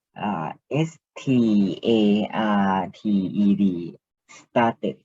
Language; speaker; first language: English; non-native, learner; Thai